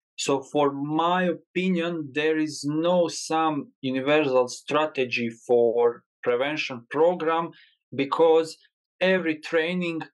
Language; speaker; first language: English; non-native, learner; Croatian